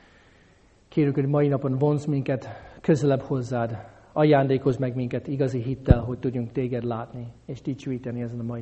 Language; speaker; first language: Hungarian; non-native, fluent; English